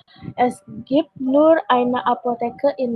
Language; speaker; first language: German; non-native, learner; Indonesian